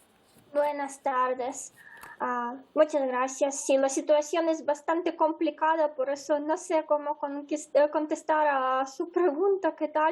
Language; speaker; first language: Spanish; non-native, fluent; Ukrainian